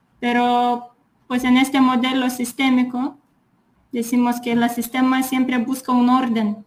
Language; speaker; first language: Spanish; non-native, fluent; Lithuanian